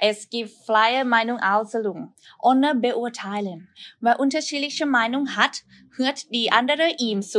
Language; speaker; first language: German; non-native, learner; Thai